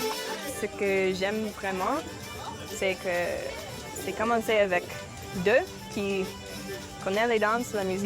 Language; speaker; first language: French; non-native, local second language; English